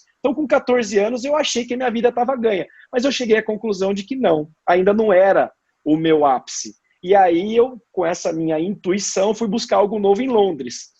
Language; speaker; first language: Portuguese; native; Portuguese